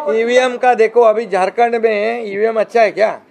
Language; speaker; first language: Hindi; non-native, local second language; Marathi